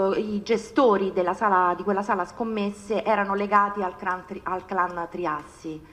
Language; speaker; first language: Italian; native; Italian